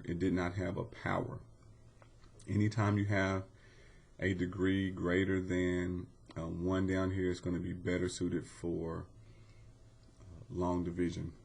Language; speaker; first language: English; native; English